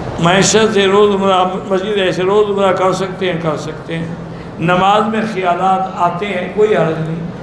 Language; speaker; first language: Urdu; early bilingual, heritage; Urdu